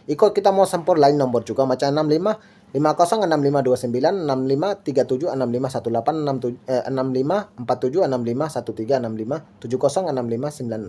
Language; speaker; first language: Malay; non-native, learner; Bangla